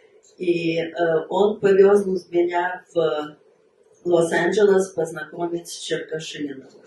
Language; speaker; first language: Russian; early bilingual, heritage; Russian